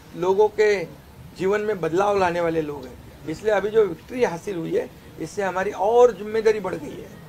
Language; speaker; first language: Hindi; non-native, local second language; Marathi